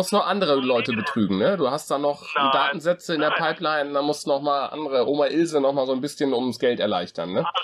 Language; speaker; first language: German; native; German